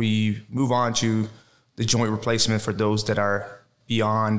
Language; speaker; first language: English; non-native, fluent; Portuguese